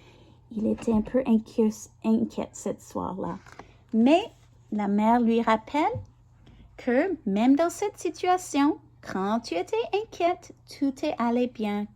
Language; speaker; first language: French; non-native, learner; English